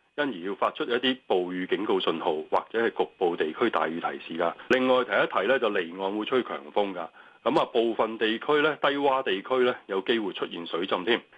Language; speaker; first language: Cantonese; native; Cantonese